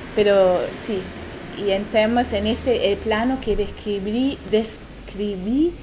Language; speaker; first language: Spanish; non-native, fluent; German